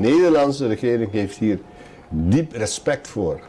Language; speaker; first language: Dutch; non-native, local second language; Papiamento